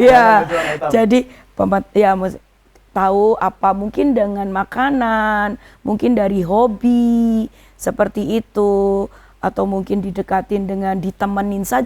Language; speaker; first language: Indonesian; native; Indonesian